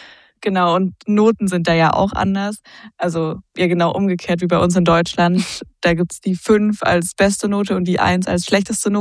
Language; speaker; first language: German; native; German